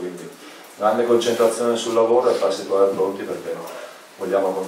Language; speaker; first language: Italian; native; Italian